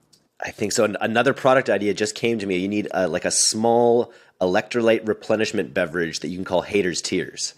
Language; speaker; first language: English; native; English